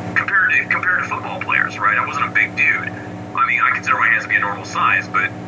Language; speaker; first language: English; native; English